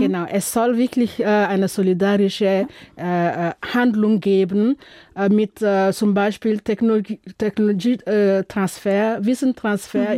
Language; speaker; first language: German; non-native, fluent; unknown